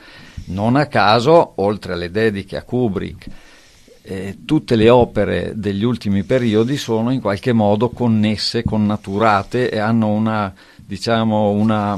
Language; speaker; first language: Italian; native; Italian